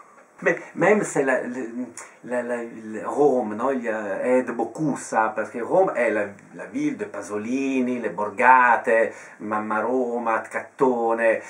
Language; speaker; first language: French; non-native, fluent; Italian